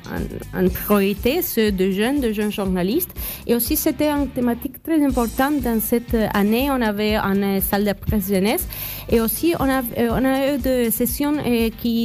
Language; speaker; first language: French; non-native, fluent; Spanish